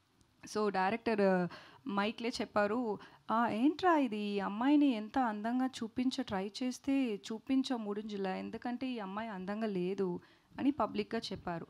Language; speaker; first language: Telugu; non-native, learner; Tamil